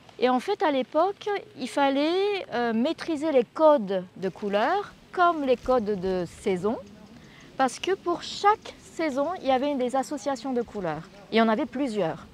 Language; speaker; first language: French; non-native, fluent; Japanese